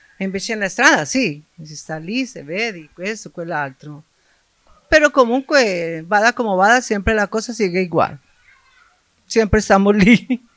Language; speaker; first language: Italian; non-native, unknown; Spanish